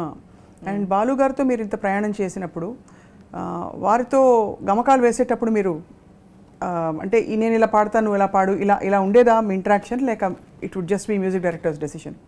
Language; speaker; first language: Telugu; native; Telugu